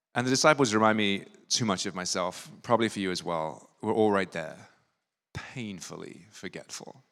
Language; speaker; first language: English; native; English